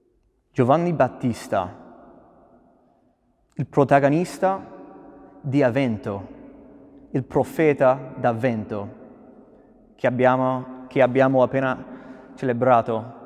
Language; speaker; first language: Italian; non-native, fluent; English